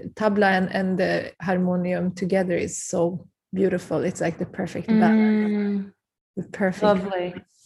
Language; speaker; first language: English; early bilingual, other home language; Kurdish